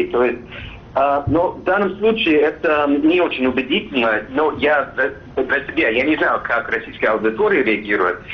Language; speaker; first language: Russian; non-native, fluent; English